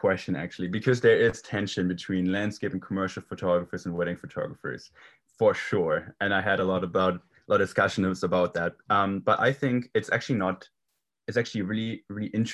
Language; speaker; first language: English; non-native, fluent; German